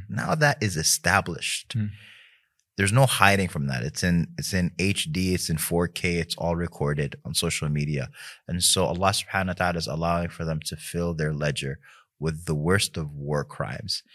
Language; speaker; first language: English; native; English